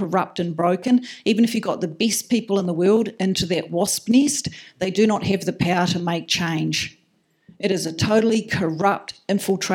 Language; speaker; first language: English; native; English